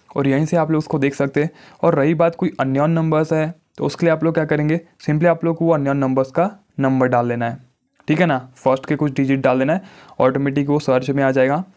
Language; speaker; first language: Hindi; native; Hindi